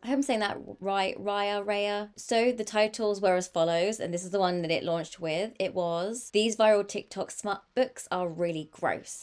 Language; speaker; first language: English; native; English